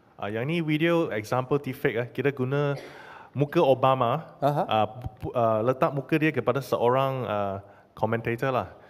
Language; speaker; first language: Malay; non-native, local second language; Chinese